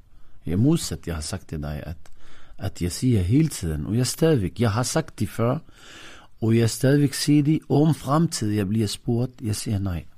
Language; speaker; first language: Danish; non-native, fluent; Arabic